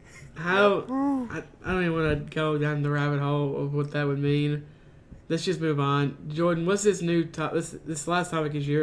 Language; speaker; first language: English; native; English